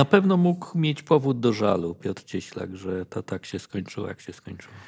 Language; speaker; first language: Polish; native; Polish